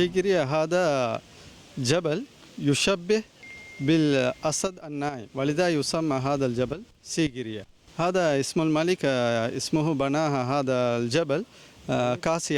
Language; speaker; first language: Arabic; non-native, learner; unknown